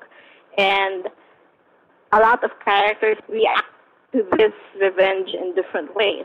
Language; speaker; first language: English; non-native, local second language; Filipino